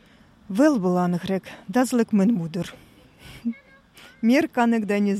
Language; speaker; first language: Dutch; non-native, learner; Russian